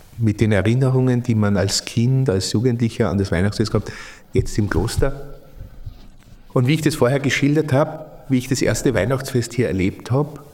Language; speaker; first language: German; native; German